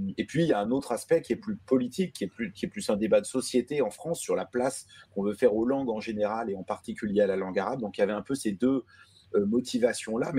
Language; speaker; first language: French; early bilingual, other home language; Arabic